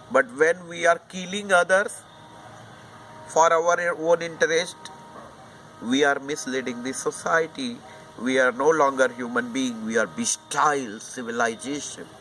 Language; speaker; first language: English; non-native, local second language; Hindi